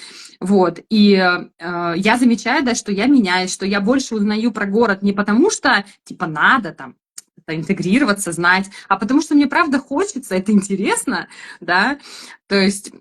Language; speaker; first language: Russian; native; Russian